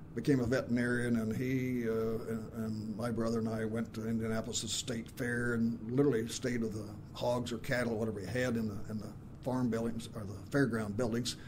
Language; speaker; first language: English; native; English